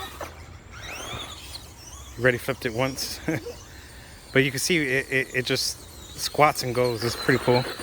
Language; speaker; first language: English; native; English